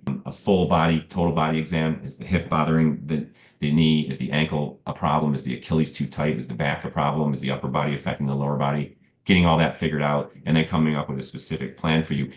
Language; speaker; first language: English; native; English